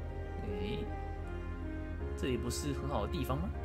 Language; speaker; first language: Chinese; native; Chinese